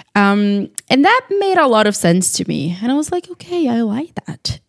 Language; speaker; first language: English; non-native, fluent; Portuguese